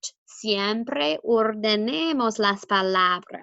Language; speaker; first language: Spanish; non-native, fluent; English